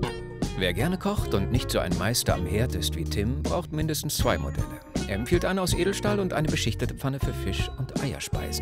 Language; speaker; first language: German; native; German